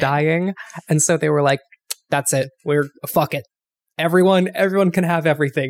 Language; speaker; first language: English; native; English